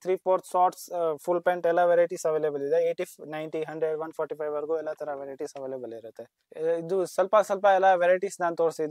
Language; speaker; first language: Kannada; non-native, local second language; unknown